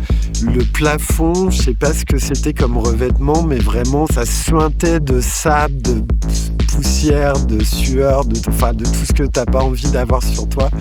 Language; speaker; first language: French; native; French